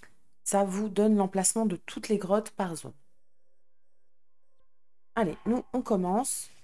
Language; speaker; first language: French; native; French